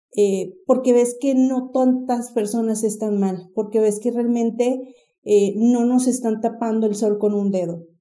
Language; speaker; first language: Spanish; native; Spanish